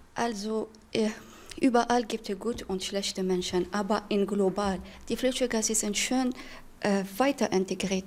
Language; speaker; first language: German; non-native, learner; Arabic